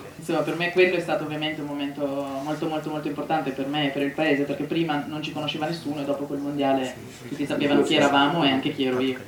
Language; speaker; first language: Italian; native; Italian